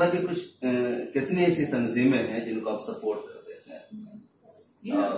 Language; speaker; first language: Hindi; native; Hindi